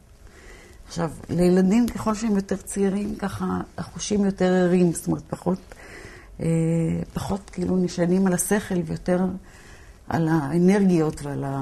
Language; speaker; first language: Hebrew; early bilingual, other home language; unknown